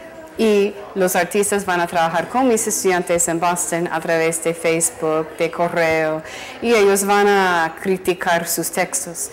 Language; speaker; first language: Spanish; non-native, fluent; English